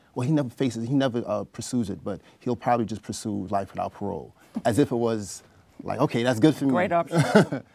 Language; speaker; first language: English; native; English